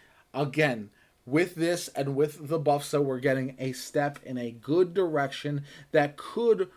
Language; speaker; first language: English; native; English